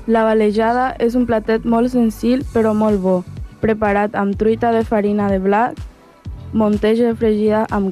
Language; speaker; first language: Catalan; non-native, learner; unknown